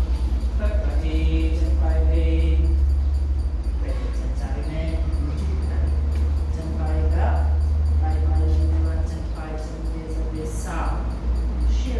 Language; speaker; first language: Vietnamese; non-native, learner; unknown